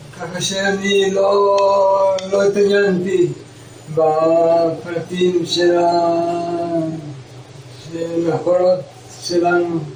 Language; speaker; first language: Hebrew; early bilingual, other home language; Croatian